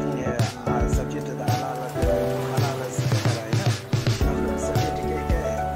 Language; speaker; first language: Hindi; non-native, learner; Tibetan